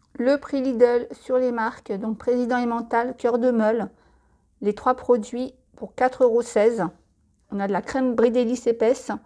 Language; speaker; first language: French; native; French